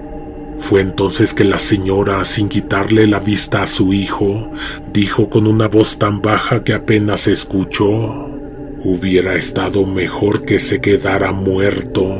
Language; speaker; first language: Spanish; native; Spanish